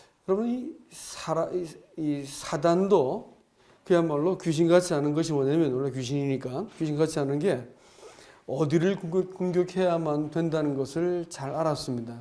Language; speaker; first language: Korean; native; Korean